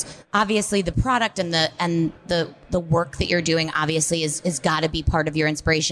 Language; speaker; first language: English; native; English